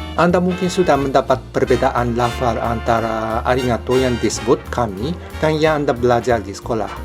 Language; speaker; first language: Indonesian; non-native, fluent; Japanese